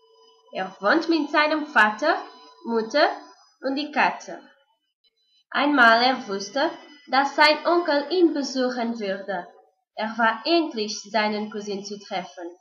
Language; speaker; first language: German; non-native, learner; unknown